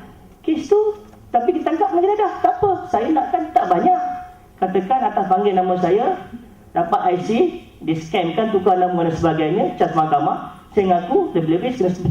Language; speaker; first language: Malay; native; Malay